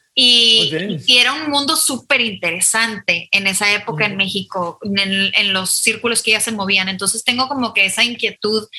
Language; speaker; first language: Spanish; native; Spanish